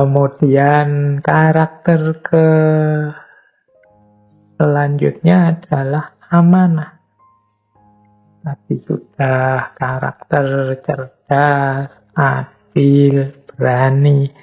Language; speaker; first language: Indonesian; native; Indonesian